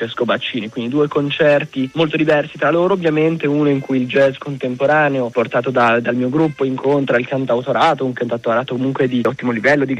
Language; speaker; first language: Italian; native; Italian